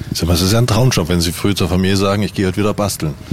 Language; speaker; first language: German; native; German